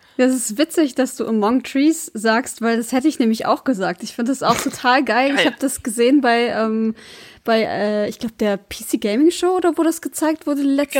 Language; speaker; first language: German; native; German